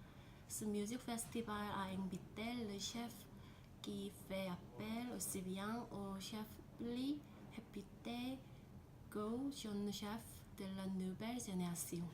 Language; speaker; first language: French; non-native, learner; Korean